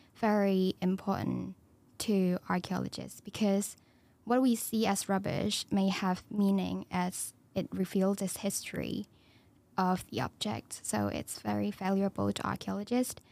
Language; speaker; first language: English; non-native, local second language; Cantonese